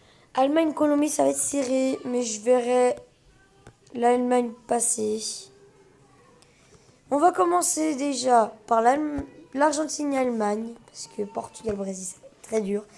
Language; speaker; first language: French; early bilingual, other home language; Portuguese